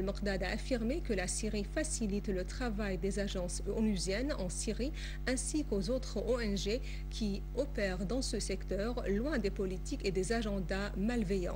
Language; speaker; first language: French; non-native, fluent; Arabic